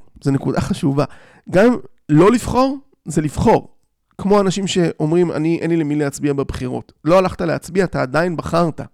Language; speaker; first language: Hebrew; native; Hebrew